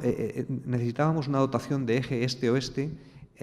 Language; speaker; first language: Spanish; native; Spanish